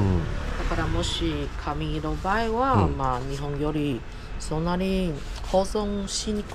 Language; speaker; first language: Japanese; non-native, fluent; Chinese